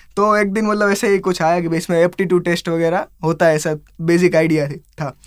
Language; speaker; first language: Hindi; non-native, local second language; Gujarati